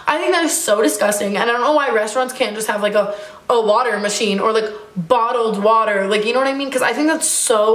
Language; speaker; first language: English; native; English